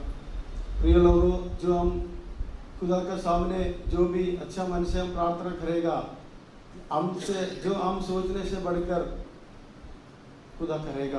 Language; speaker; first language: Hindi; non-native, local second language; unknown